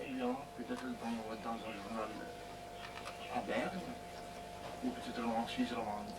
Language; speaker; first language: French; non-native, fluent; Romanian